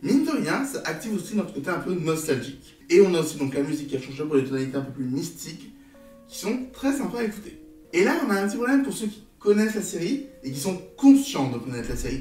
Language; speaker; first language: French; native; French